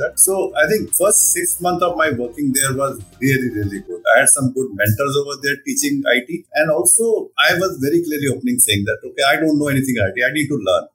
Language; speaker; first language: English; non-native, local second language; Punjabi